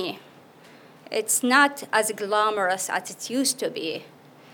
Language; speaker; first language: English; non-native, fluent; Arabic